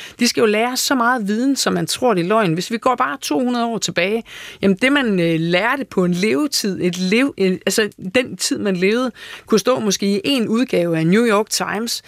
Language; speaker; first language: Danish; native; Danish